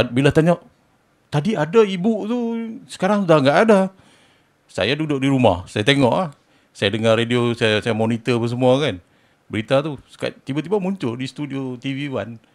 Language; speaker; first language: Malay; native; Malay